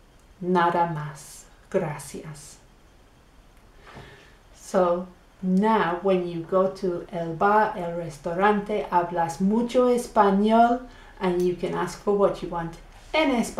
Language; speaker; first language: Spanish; non-native, fluent; English